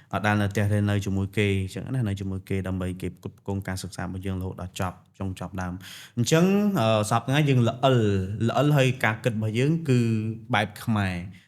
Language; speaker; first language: Khmer; non-native, local second language; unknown